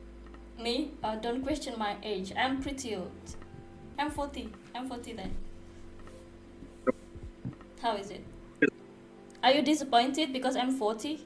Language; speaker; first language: English; non-native, learner; Indonesian